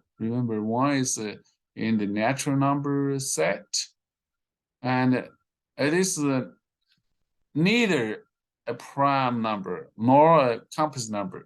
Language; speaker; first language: English; non-native, fluent; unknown